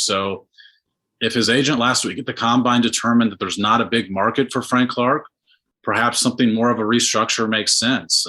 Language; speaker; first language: English; native; English